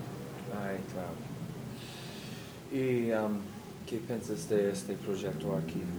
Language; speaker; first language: Spanish; non-native, learner; English